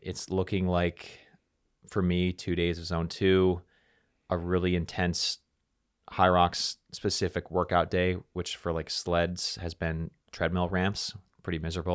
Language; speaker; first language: English; native; English